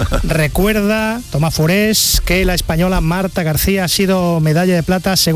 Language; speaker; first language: Spanish; native; Spanish